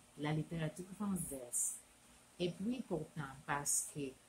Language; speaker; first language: French; non-native, learner; Spanish